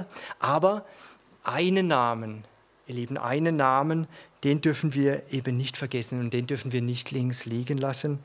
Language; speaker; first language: German; native; German